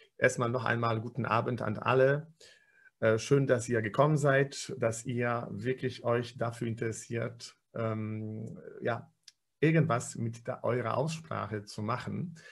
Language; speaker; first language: German; non-native, fluent; Polish